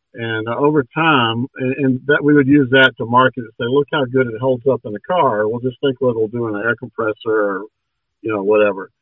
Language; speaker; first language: English; native; English